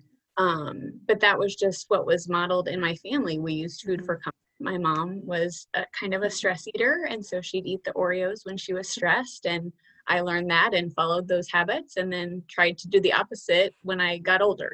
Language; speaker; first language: English; native; English